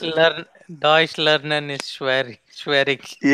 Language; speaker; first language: German; non-native, learner; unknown